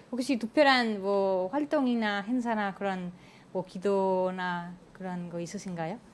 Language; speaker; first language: Korean; non-native, fluent; Spanish